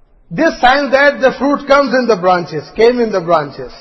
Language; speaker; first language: English; non-native, local second language; Urdu